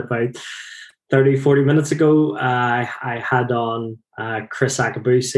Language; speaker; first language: English; native; English